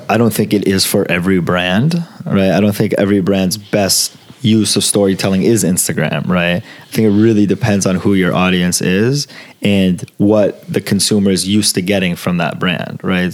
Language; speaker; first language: English; early bilingual, other home language; Italian